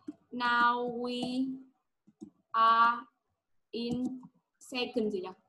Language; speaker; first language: English; non-native, fluent; Vietnamese